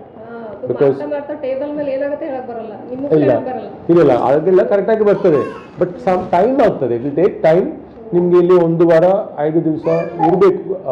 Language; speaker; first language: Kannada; non-native, fluent; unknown